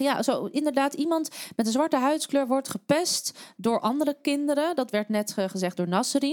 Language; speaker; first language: Dutch; native; Dutch